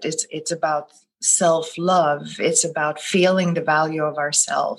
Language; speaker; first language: English; non-native, fluent; Swedish